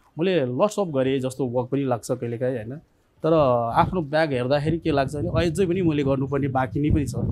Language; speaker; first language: Nepali; non-native, local second language; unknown